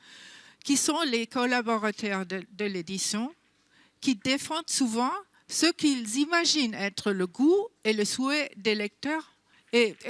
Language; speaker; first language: French; non-native, fluent; German